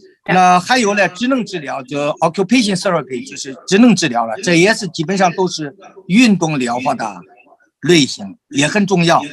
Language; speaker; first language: Chinese; native; Chinese